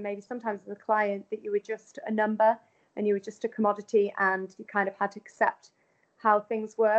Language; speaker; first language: English; native; English